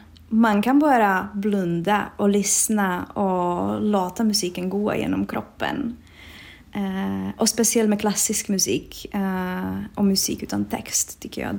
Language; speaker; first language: Swedish; non-native, fluent; Czech